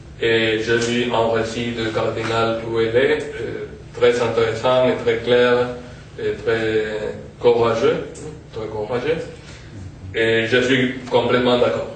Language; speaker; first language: French; non-native, fluent; Spanish